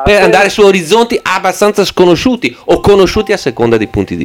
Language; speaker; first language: Italian; native; Italian